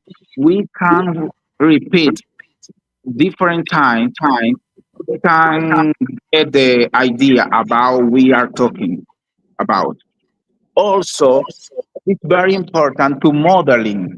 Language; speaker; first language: English; non-native, learner; Spanish